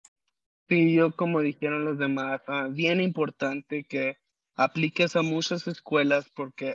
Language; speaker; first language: Spanish; early bilingual, heritage; Spanish